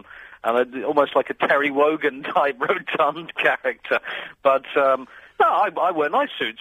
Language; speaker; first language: English; native; English